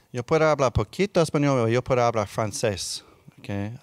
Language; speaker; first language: Spanish; non-native, learner; English